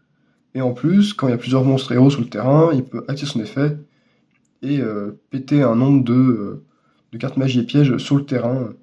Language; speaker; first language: French; native; French